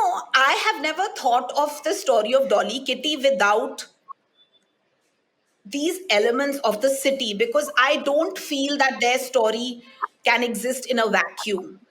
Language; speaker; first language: English; non-native, local second language; Hindi